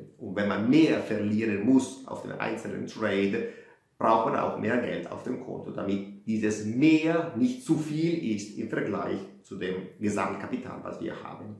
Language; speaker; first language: German; non-native, fluent; Italian